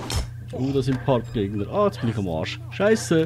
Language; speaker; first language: German; native; German